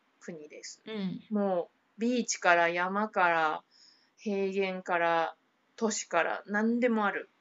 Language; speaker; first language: Japanese; native; Japanese